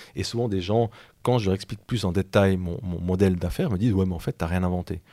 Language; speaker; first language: French; native; French